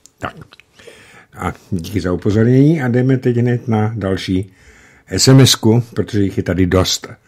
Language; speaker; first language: Czech; native; Czech